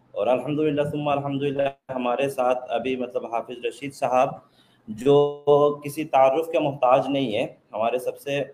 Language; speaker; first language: Hindi; non-native, local second language; Bangla